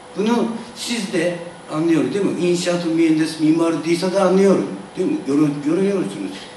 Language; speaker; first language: Turkish; non-native, learner; Japanese